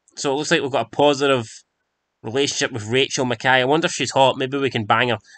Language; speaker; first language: English; native; English